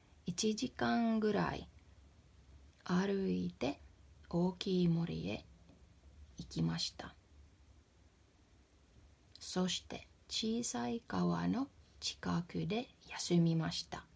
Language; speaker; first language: Japanese; non-native, fluent; Finnish